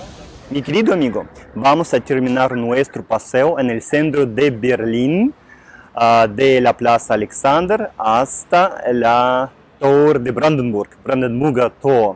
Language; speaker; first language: Spanish; non-native, fluent; Russian